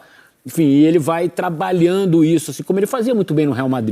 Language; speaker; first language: Portuguese; native; Portuguese